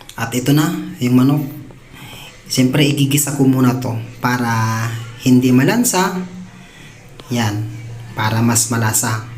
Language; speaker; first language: Filipino; native; Filipino